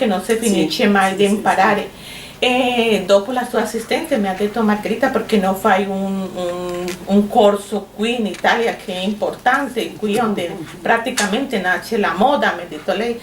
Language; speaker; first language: Italian; non-native, learner; Spanish